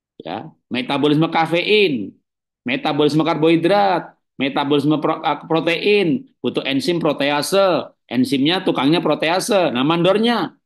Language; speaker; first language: Indonesian; native; Indonesian